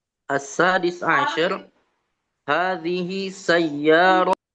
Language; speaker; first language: Arabic; non-native, learner; Indonesian